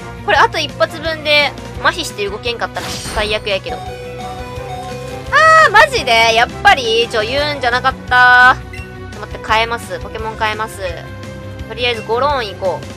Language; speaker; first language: Japanese; native; Japanese